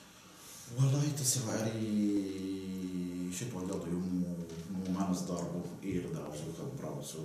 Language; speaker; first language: Latvian; non-native, learner; Arabic